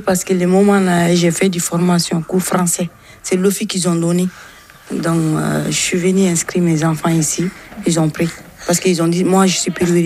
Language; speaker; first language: French; non-native, local second language; Bambara